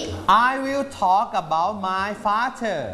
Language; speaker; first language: English; non-native, fluent; Thai